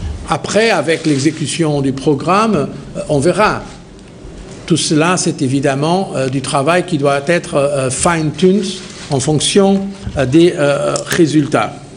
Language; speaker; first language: French; non-native, fluent; Portuguese